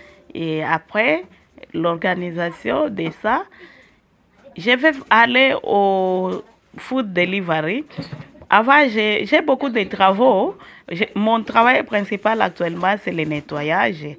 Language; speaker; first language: French; non-native, local second language; Swahili